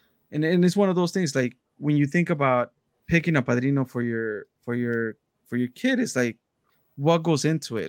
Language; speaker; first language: English; early bilingual, other home language; Spanish